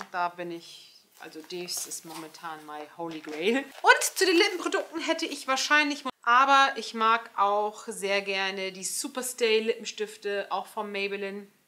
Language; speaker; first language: German; early bilingual, other home language; Turkish